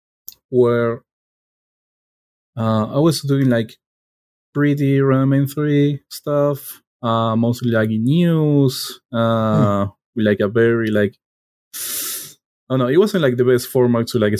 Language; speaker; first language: English; non-native, fluent; Spanish